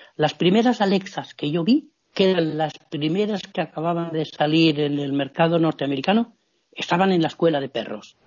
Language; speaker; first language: Spanish; native; Spanish